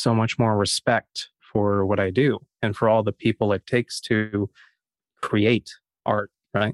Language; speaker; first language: English; native; English